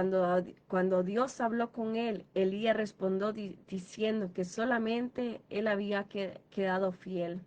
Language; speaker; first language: Spanish; native; Spanish